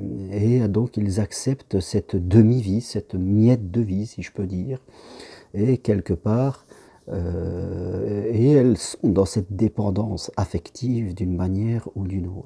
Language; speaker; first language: French; native; French